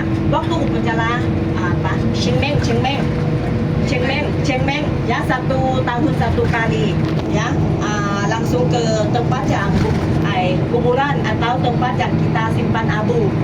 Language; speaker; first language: Indonesian; non-native, learner; Thai